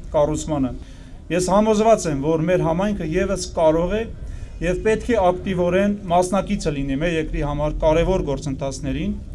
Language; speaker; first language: Armenian; non-native, local second language; Kurdish